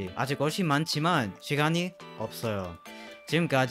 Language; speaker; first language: Korean; non-native, learner; English